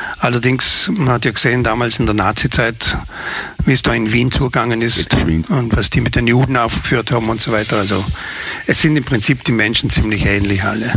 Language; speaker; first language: German; native; German